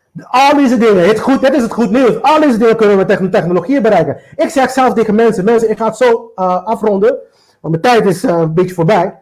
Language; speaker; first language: Dutch; non-native, local second language; Papiamento